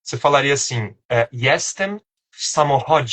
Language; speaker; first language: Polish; non-native, fluent; Portuguese